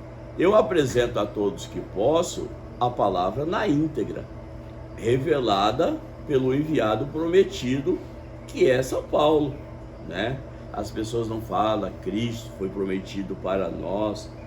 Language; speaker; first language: Portuguese; native; Portuguese